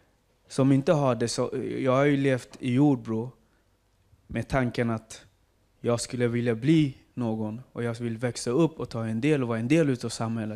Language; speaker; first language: Swedish; non-native, fluent; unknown